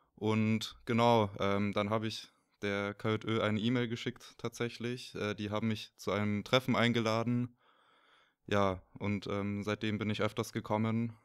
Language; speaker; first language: German; native; German